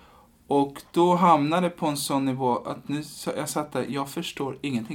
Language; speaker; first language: Swedish; native; Swedish